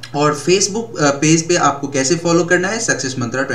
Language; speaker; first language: Hindi; native; Hindi